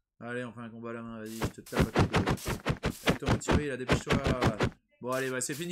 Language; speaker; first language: French; native; French